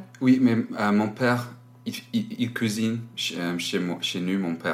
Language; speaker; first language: French; non-native, learner; English